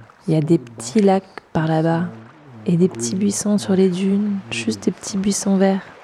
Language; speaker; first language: French; native; French